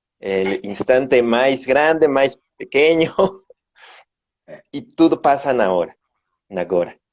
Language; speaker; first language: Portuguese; non-native, learner; Spanish